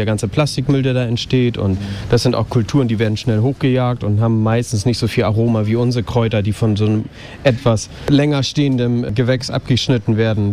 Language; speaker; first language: German; native; German